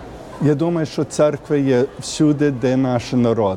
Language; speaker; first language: Ukrainian; early bilingual, heritage; Ukrainian